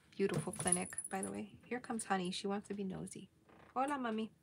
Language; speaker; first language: Spanish; early bilingual, heritage; Spanish